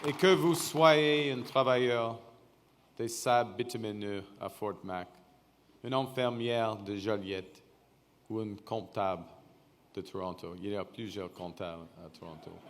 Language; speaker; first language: French; non-native, fluent; English